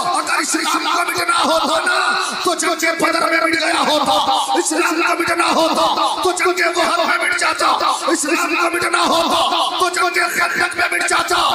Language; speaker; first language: Hindi; native; Hindi